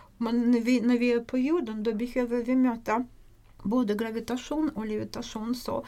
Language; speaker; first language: Swedish; non-native, fluent; Russian